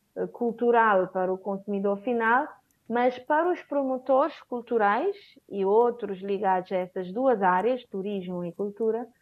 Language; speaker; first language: Portuguese; non-native, local second language; Kabuverdianu